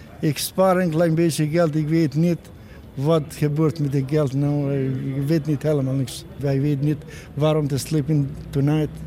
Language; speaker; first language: Dutch; non-native, learner; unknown